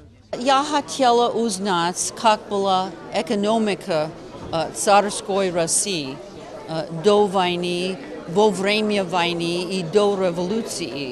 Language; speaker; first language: Russian; non-native, fluent; English